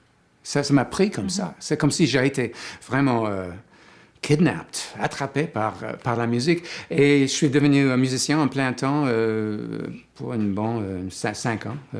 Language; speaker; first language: French; non-native, fluent; English